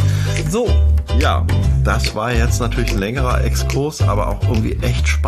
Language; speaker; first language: German; native; German